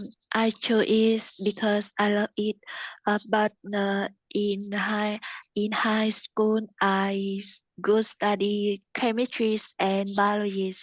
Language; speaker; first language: English; non-native, learner; Vietnamese